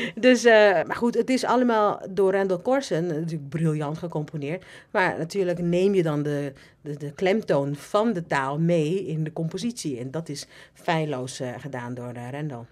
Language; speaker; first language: Dutch; non-native, local second language; Papiamento